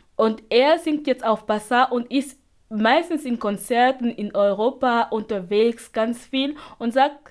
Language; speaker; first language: German; non-native, fluent; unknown